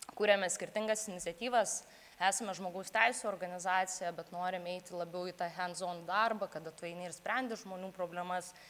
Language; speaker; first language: Lithuanian; native; Lithuanian